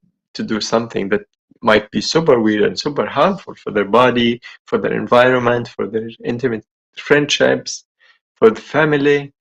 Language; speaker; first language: English; non-native, fluent; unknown